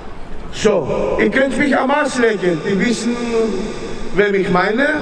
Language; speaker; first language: German; non-native, fluent; Greek